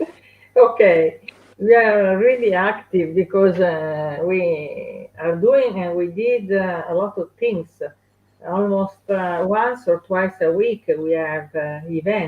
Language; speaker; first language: English; non-native, fluent; Italian